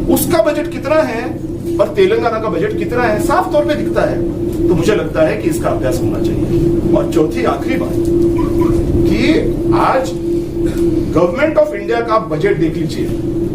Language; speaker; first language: Hindi; non-native, local second language; Marathi